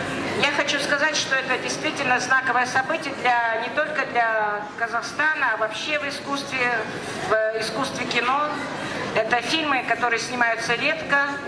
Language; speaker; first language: Russian; native; Russian